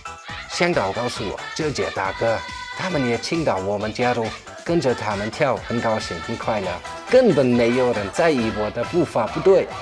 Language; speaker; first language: Chinese; non-native, fluent; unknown